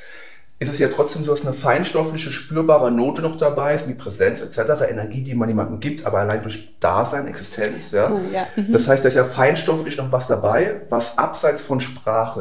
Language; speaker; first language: German; native; German